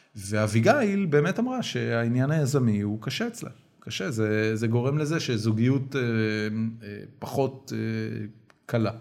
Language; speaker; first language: Hebrew; native; Hebrew